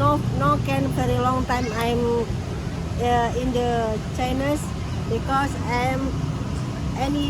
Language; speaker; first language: English; non-native, learner; Indonesian